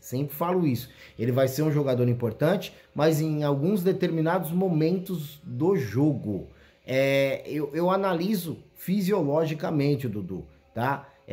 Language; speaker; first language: Portuguese; native; Portuguese